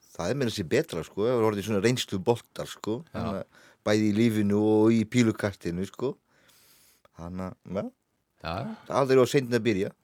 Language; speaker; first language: Icelandic; non-native, fluent; Portuguese